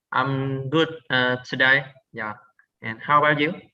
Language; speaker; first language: English; non-native, learner; Vietnamese